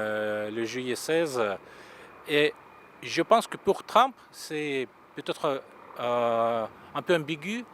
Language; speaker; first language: French; non-native, fluent; Russian